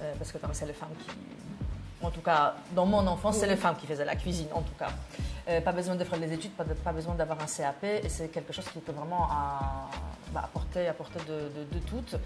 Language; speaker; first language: French; non-native, fluent; Polish